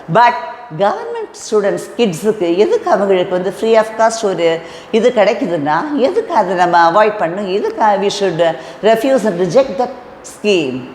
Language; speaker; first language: Tamil; non-native, local second language; Telugu